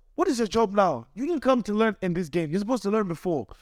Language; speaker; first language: English; non-native, local second language; Swahili